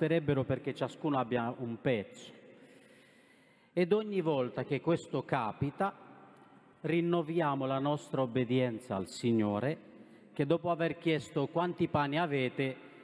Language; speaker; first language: Italian; non-native, fluent; Romanian